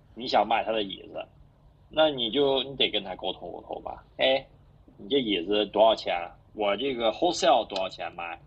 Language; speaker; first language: Chinese; early bilingual, heritage; Chinese